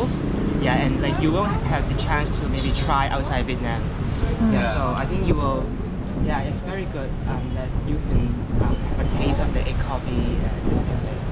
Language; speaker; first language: English; non-native, fluent; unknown